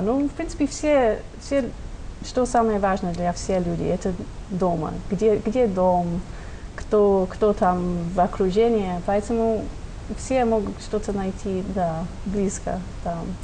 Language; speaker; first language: Russian; non-native, fluent; English